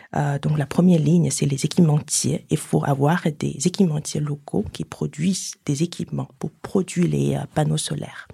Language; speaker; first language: French; non-native, fluent; Chinese